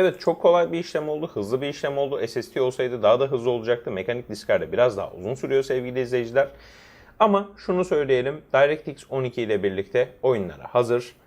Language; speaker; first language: Turkish; native; Turkish